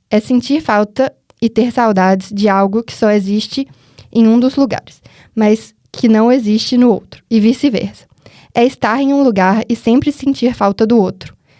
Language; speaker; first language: Portuguese; native; Portuguese